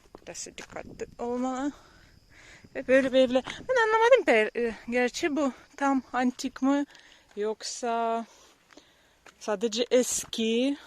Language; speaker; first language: Turkish; non-native, learner; Russian